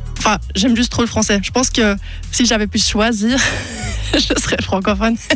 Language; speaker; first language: French; non-native, local second language; German